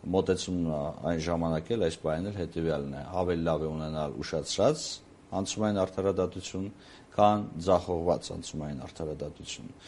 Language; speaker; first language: Armenian; native; Armenian